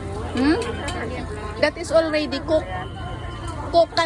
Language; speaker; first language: English; non-native, local second language; Filipino